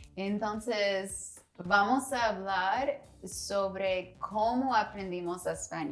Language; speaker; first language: Spanish; non-native, learner; English